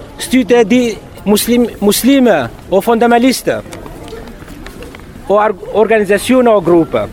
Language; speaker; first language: Danish; non-native, learner; Kurdish